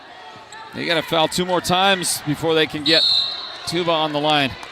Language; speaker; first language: English; native; English